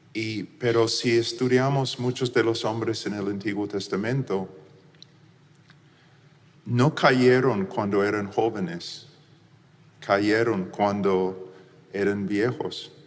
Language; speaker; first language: Spanish; non-native, fluent; English